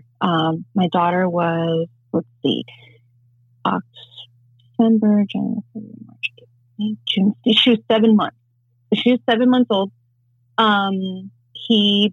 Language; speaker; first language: English; native; English